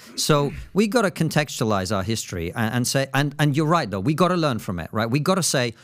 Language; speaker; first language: English; non-native, fluent; Russian